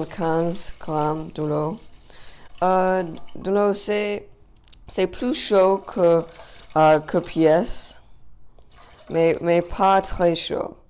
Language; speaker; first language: French; non-native, learner; English